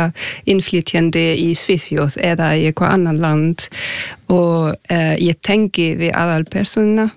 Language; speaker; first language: Icelandic; non-native, fluent; French